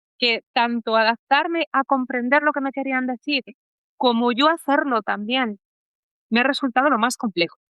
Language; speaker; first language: Spanish; native; Spanish